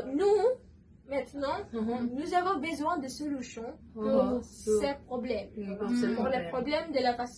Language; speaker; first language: French; non-native, learner; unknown